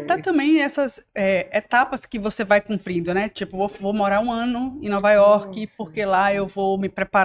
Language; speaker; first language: Portuguese; native; Portuguese